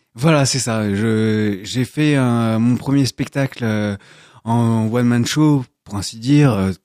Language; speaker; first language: French; native; French